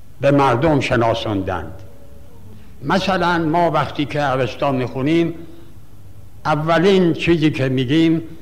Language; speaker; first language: Persian; native; Persian